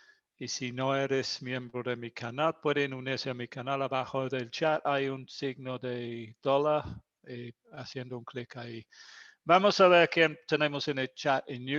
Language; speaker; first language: Spanish; non-native, fluent; English